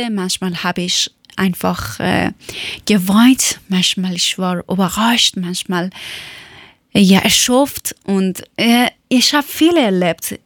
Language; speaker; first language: German; non-native, learner; Persian